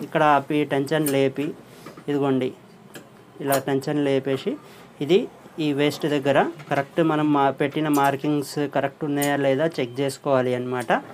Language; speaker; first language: Telugu; non-native, local second language; Urdu